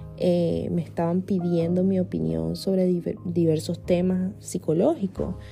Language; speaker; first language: Spanish; native; Spanish